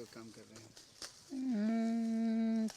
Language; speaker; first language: Hindi; native; Hindi